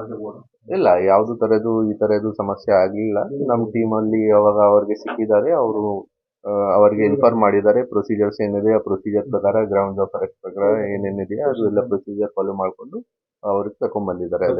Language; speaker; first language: Kannada; non-native, fluent; Hindi